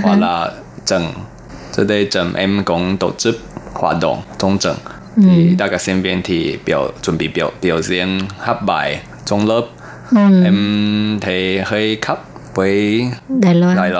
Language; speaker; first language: Vietnamese; non-native, learner; Chinese